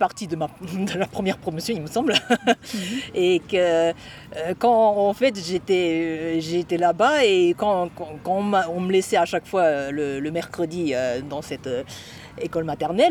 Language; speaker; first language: French; non-native, fluent; Japanese